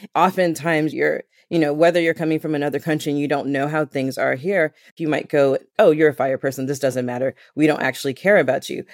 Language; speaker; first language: English; native; English